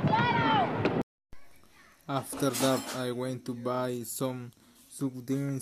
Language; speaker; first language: English; non-native, learner; Spanish